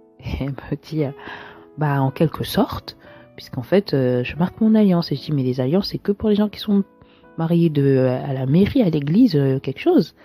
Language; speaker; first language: French; native; French